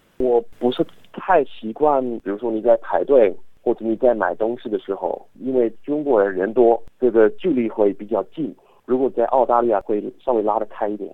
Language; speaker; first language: Chinese; non-native, fluent; English